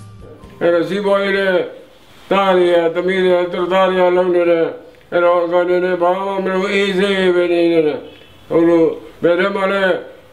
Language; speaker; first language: Burmese; native; Burmese